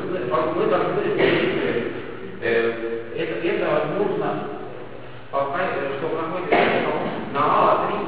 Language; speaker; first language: Russian; non-native, local second language; Estonian